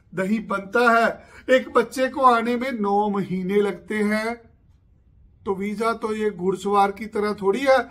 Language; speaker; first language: Hindi; non-native, local second language; Punjabi